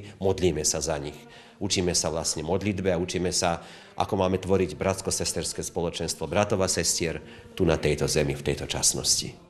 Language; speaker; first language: Slovak; native; Slovak